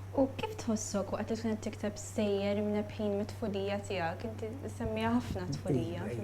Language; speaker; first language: Maltese; native; Maltese